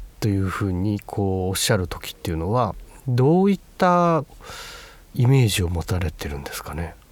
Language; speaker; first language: Japanese; native; Japanese